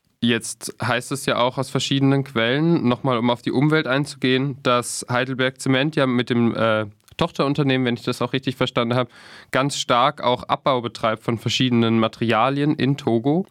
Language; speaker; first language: German; native; German